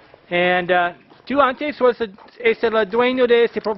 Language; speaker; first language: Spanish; non-native, learner; English